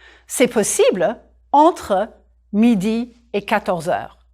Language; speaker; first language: French; non-native, fluent; English